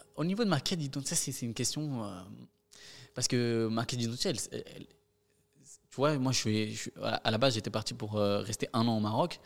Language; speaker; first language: French; native; French